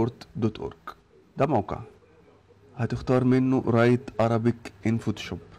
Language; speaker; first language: Arabic; native; Arabic